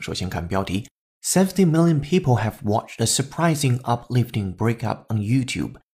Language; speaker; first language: English; non-native, fluent; Chinese